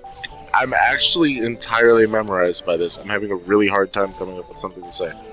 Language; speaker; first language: English; native; English